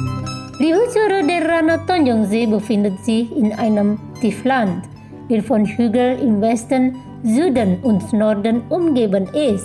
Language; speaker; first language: German; non-native, fluent; Indonesian